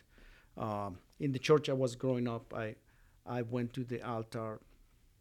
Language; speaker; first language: English; non-native, fluent; Spanish